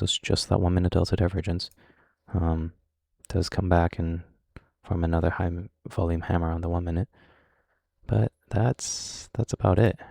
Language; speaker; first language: English; native; English